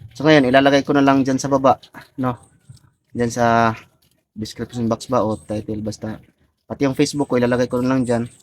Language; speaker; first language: Filipino; non-native, local second language; Cebuano